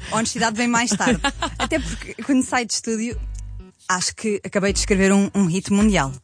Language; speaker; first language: Portuguese; native; Portuguese